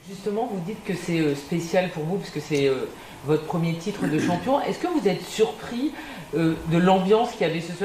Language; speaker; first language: French; native; French